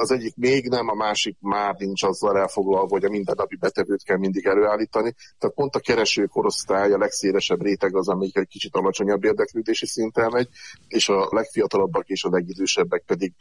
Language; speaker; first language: Hungarian; native; Hungarian